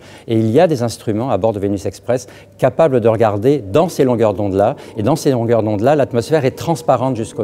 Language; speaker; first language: French; native; French